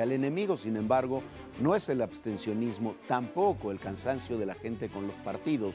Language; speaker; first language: Spanish; native; Spanish